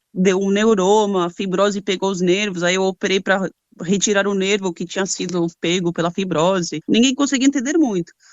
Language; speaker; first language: Portuguese; early bilingual, other home language; Spanish